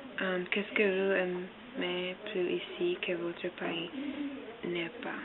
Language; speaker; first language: French; non-native, learner; English